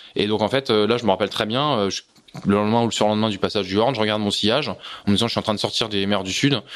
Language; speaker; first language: French; native; French